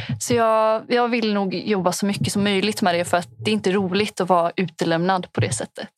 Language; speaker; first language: Swedish; early bilingual, other home language; Punjabi